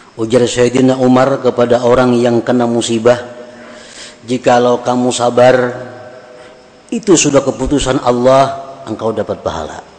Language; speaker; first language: Indonesian; non-native, local second language; Banjar